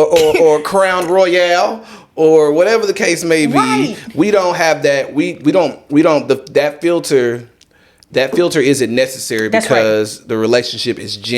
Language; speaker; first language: English; native; English